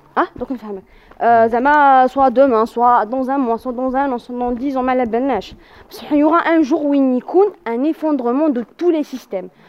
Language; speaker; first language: French; non-native, local second language; Arabic